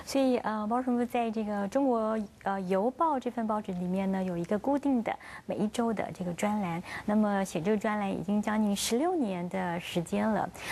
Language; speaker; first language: Chinese; native; Chinese